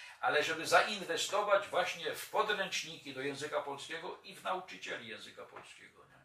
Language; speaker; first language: Polish; native; Polish